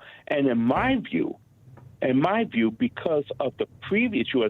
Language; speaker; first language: English; native; English